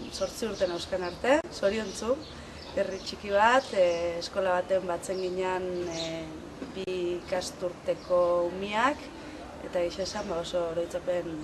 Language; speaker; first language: Basque; native; Basque